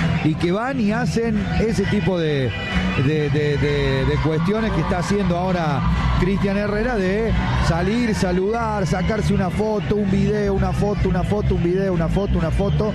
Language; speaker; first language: Spanish; native; Spanish